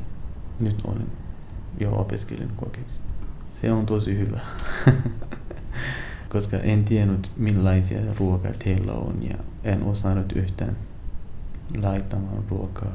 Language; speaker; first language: Finnish; non-native, learner; Arabic